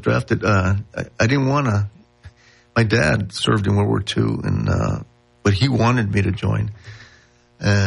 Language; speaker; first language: English; non-native, local second language; Spanish